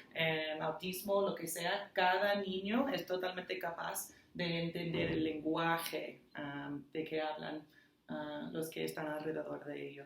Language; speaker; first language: Spanish; non-native, fluent; English